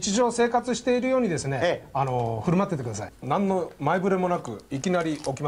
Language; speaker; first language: Japanese; native; Japanese